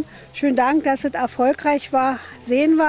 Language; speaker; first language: German; native; German